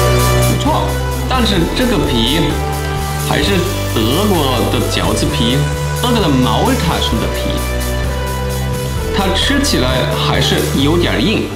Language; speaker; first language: Chinese; non-native, fluent; German